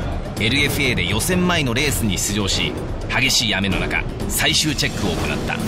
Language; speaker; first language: Japanese; native; Japanese